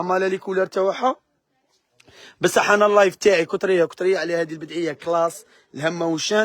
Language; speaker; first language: Arabic; native; Arabic